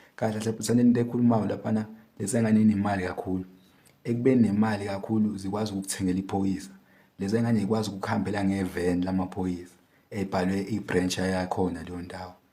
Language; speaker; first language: Zulu; native; Zulu